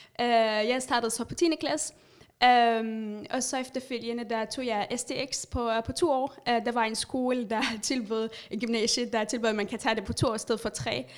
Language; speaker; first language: Danish; non-native, fluent; Arabic